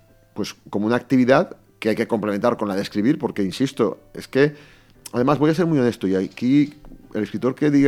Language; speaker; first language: Spanish; native; Spanish